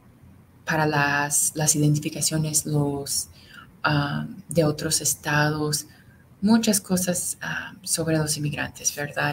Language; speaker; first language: Spanish; non-native, fluent; English